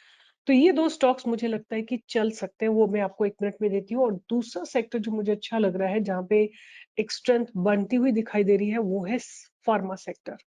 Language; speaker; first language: Hindi; native; Hindi